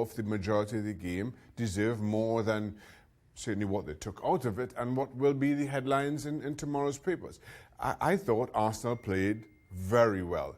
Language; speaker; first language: English; native; English